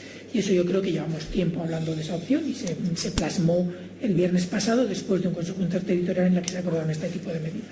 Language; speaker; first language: Spanish; native; Spanish